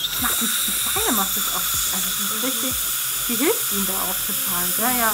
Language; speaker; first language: German; native; German